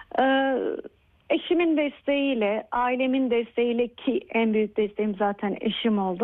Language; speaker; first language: Turkish; native; Turkish